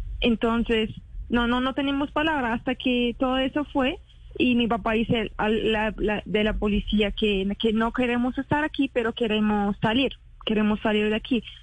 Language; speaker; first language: Spanish; non-native, learner; Arabic